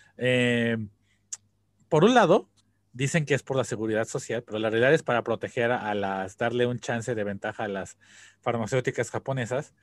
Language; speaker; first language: Spanish; native; Spanish